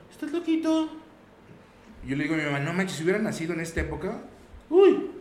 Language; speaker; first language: Spanish; native; Spanish